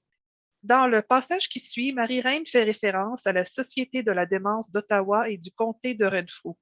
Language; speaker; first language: French; native; French